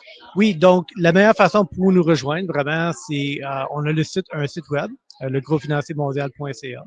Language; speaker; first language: French; native; French